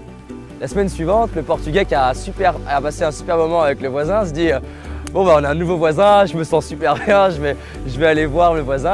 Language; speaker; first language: French; native; French